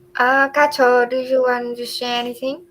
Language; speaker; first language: English; non-native, learner; Vietnamese